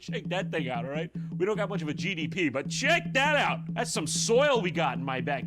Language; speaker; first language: English; native; English